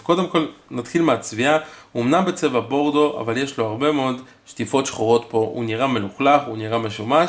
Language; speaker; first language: Hebrew; native; Hebrew